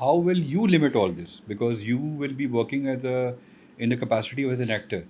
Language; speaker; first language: English; non-native, local second language; Urdu